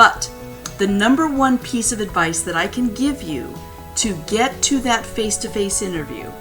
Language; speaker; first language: English; native; English